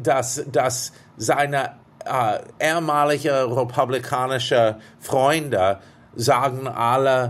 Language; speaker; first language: German; non-native, fluent; English